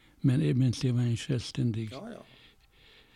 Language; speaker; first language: Swedish; non-native, fluent; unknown